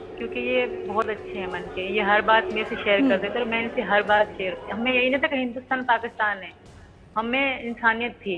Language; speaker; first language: Urdu; non-native, local second language; Sindhi